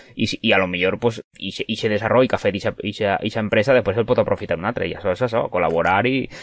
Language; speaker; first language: Spanish; non-native, local second language; Catalan